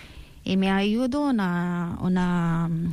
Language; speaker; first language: Spanish; non-native, learner; Arabic